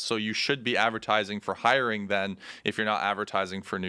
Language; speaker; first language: English; native; English